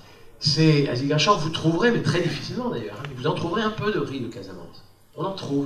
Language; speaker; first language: French; native; French